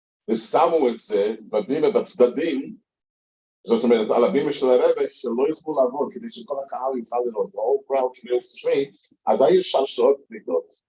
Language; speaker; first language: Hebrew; non-native, fluent; English